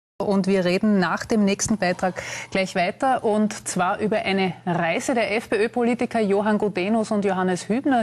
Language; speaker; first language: German; native; German